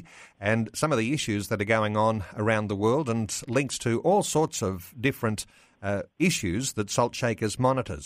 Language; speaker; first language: English; native; English